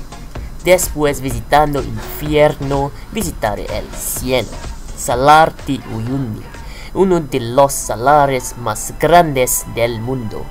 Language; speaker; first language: Spanish; non-native, learner; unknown